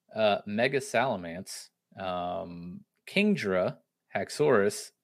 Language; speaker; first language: English; native; English